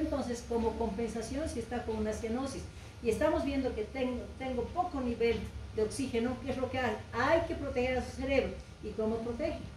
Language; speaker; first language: Spanish; native; Spanish